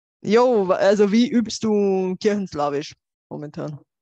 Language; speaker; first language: German; non-native, fluent; Bulgarian